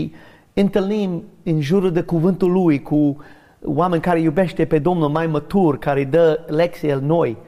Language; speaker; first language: Romanian; non-native, learner; English